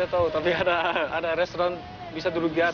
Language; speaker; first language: Indonesian; non-native, learner; Dutch